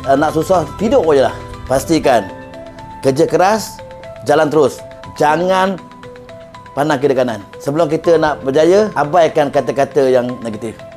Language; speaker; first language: Malay; native; Malay